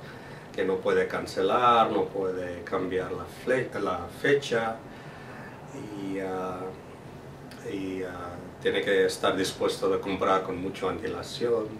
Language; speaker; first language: Spanish; non-native, fluent; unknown